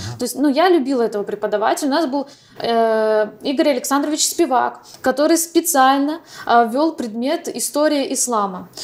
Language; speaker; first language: Russian; non-native, local second language; Crimean Tatar